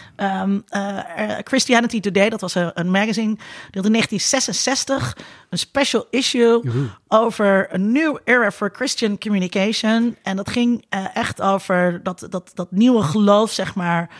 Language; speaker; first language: Dutch; native; Dutch